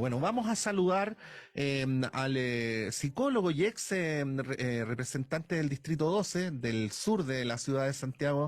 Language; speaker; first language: Spanish; native; Spanish